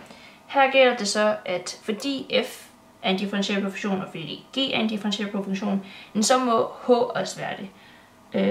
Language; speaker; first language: Danish; native; Danish